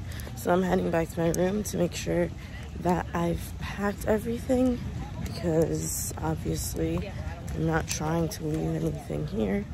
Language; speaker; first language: English; native; English